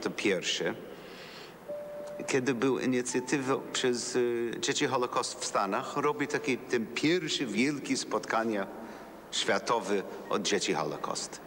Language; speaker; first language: Polish; non-native, learner; English